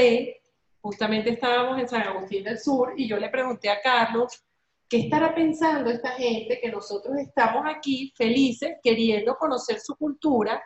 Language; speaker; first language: Spanish; native; Spanish